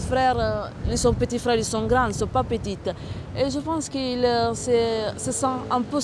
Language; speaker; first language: French; non-native, learner; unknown